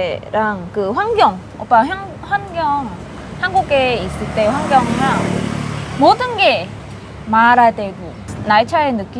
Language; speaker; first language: Korean; non-native, learner; Vietnamese